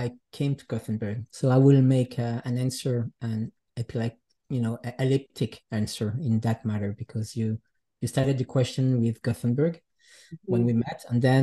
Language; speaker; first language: English; non-native, fluent; French